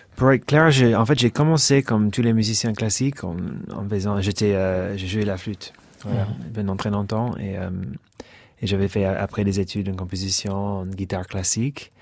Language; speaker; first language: French; non-native, fluent; English